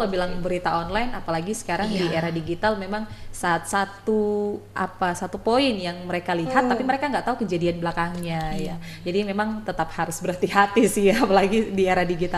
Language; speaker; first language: Indonesian; native; Indonesian